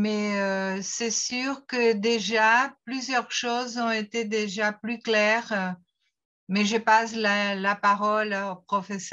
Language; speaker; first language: French; non-native, fluent; Portuguese